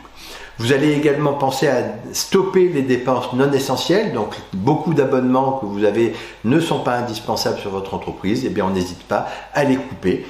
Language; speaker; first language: French; native; French